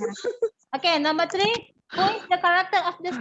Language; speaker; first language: English; non-native, learner; Indonesian